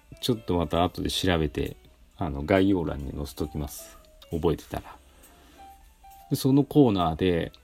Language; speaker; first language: Japanese; native; Japanese